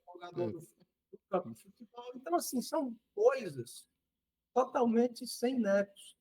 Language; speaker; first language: Portuguese; native; Portuguese